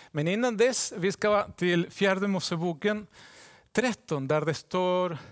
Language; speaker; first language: Swedish; non-native, fluent; Spanish